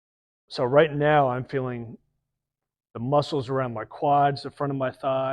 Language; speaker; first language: English; native; English